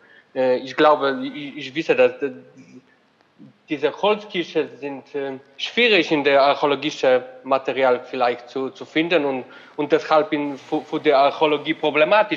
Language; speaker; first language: German; non-native, learner; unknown